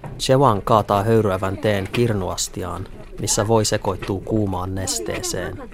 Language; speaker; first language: Finnish; native; Finnish